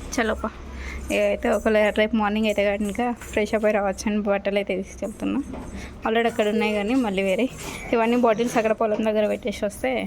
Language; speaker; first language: Telugu; native; Telugu